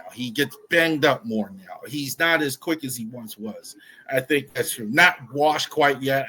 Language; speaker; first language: English; native; English